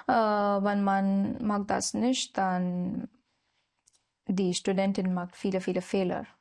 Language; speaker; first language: German; non-native, learner; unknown